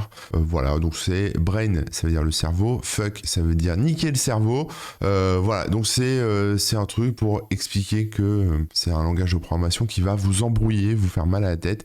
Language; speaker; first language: French; native; French